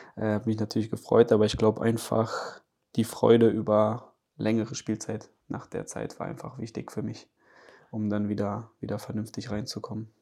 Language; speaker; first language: German; early bilingual, other home language; Polish